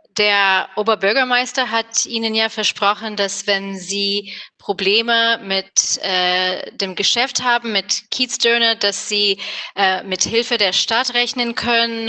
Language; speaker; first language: German; non-native, fluent; English